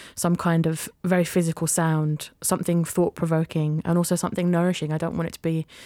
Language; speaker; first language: English; native; English